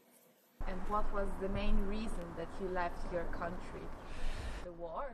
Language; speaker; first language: English; non-native, fluent; Slovenian